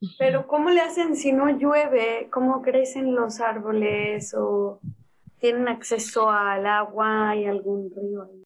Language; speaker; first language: Spanish; native; Spanish